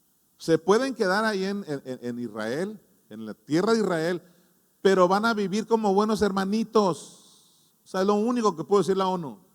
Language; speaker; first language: Spanish; native; Spanish